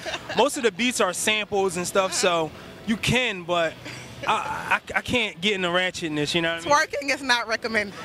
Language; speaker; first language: English; native; English